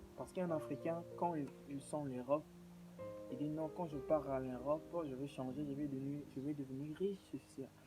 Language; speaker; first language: French; non-native, local second language; Lingala